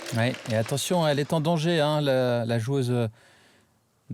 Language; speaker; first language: French; native; French